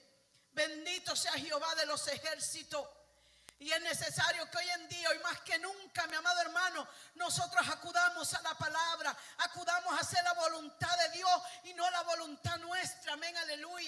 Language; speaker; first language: Spanish; native; Spanish